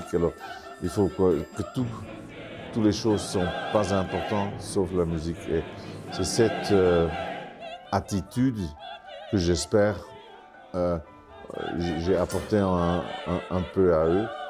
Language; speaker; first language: French; non-native, fluent; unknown